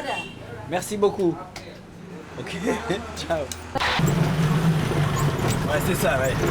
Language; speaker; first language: French; native; French